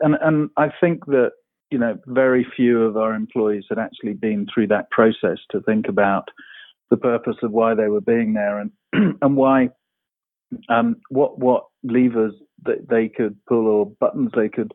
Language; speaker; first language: English; native; English